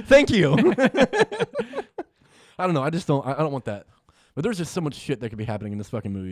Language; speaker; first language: English; native; English